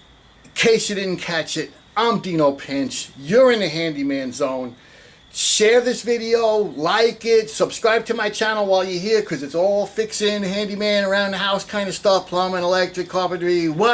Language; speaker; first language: English; native; English